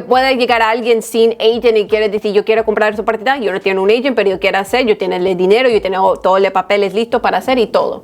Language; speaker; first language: Spanish; early bilingual, heritage; Spanish